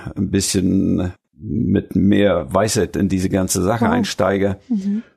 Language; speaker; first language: German; early bilingual, other home language; Russian